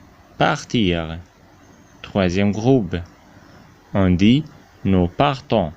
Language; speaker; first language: French; non-native, fluent; Arabic